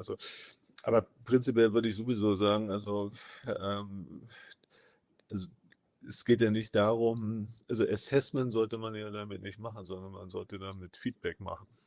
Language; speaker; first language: German; native; German